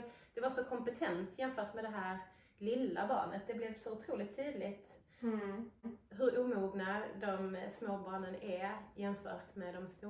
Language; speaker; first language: Swedish; native; Swedish